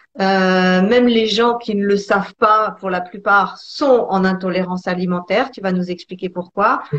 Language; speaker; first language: French; early bilingual, other home language; Italian